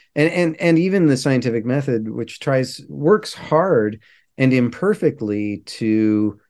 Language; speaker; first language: English; native; English